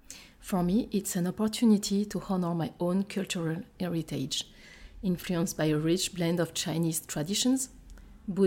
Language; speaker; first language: English; non-native, fluent; French